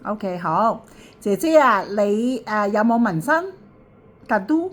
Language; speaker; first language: Cantonese; native; Cantonese